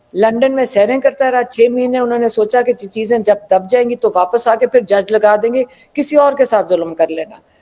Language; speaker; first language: Urdu; native; Urdu